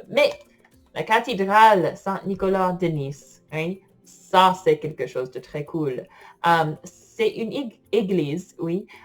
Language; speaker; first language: French; non-native, fluent; English